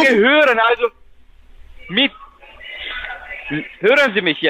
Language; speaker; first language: German; non-native, fluent; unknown